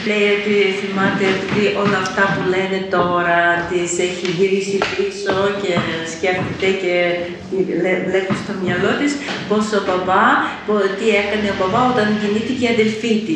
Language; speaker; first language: Greek; non-native, fluent; Ukrainian